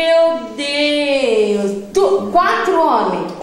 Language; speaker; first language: Portuguese; native; Portuguese